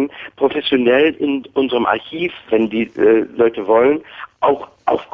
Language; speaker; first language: German; non-native, fluent; English